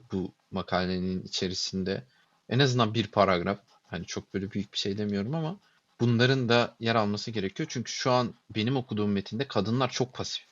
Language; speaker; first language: Turkish; native; Turkish